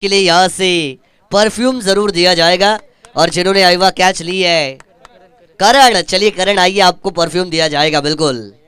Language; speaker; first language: Hindi; non-native, local second language; Marathi